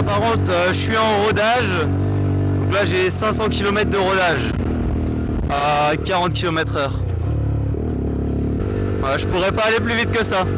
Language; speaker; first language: French; native; French